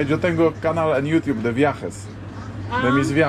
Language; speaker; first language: Spanish; non-native, learner; Polish